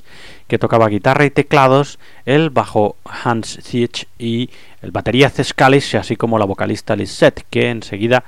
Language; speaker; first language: Spanish; native; Spanish